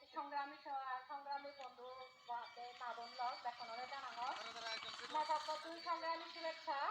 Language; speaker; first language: Bangla; non-native, local second language; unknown